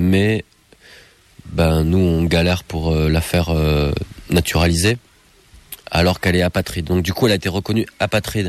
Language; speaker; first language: French; native; French